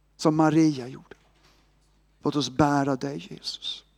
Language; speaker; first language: Swedish; native; Swedish